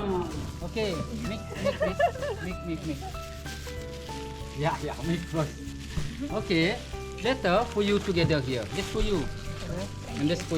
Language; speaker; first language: English; non-native, learner; Indonesian